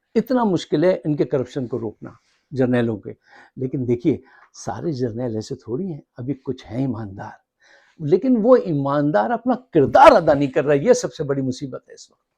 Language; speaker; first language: Urdu; native; Urdu